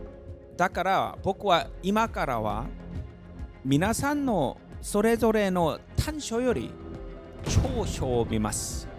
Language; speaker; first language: Japanese; non-native, fluent; Korean